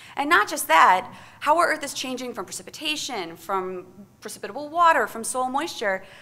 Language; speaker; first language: English; native; English